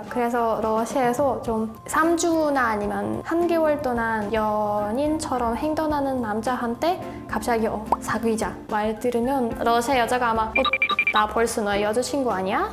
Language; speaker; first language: Korean; non-native, fluent; Russian